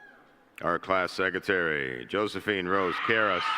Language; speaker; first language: English; native; English